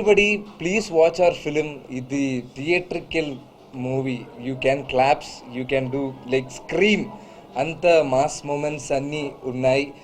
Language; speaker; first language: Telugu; non-native, learner; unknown